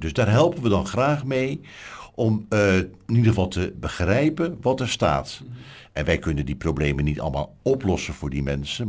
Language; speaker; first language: Dutch; native; Dutch